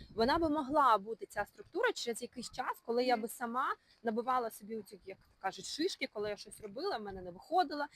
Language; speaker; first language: Ukrainian; native; Ukrainian